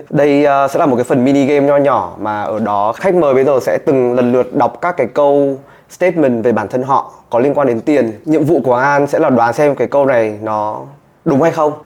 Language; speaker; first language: Vietnamese; native; Vietnamese